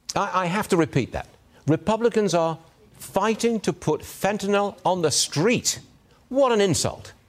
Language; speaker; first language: English; native; English